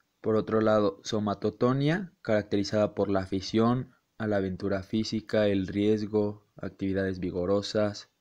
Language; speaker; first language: Spanish; native; Spanish